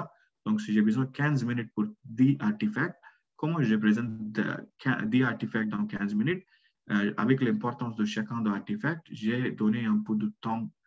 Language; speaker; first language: French; non-native, learner; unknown